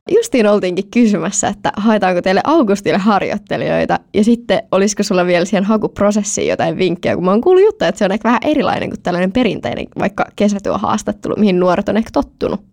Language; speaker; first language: Finnish; native; Finnish